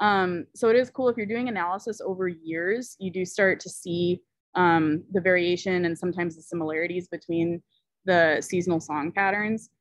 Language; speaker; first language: English; native; English